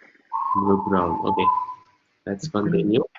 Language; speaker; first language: English; non-native, learner; Indonesian